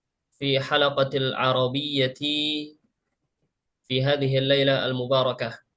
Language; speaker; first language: Arabic; non-native, fluent; Indonesian